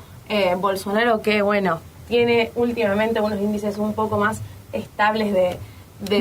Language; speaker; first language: Spanish; native; Spanish